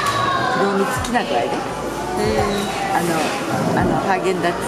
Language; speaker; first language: Japanese; native; Japanese